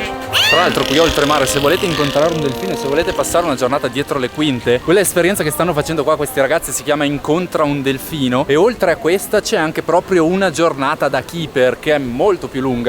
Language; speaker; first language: Italian; native; Italian